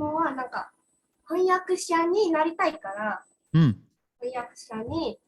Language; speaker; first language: Japanese; non-native, learner; Indonesian